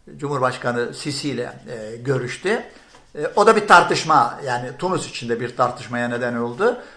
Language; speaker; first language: Turkish; non-native, fluent; Arabic